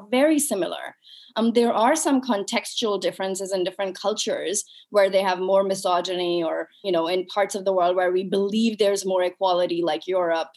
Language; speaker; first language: English; non-native, local second language; Urdu